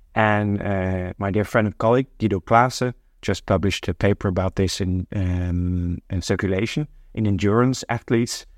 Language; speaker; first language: English; non-native, fluent; Norwegian